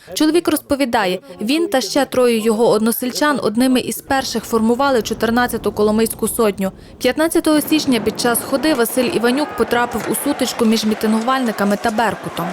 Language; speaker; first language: Ukrainian; native; Ukrainian